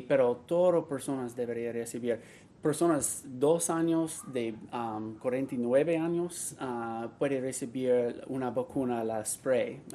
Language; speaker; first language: Spanish; non-native, learner; English